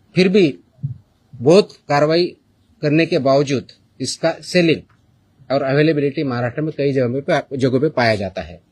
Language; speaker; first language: Hindi; non-native, local second language; Marathi